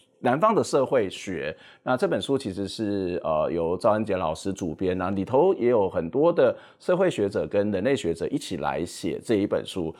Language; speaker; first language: Chinese; native; Chinese